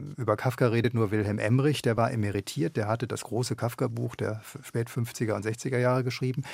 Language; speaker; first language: German; native; German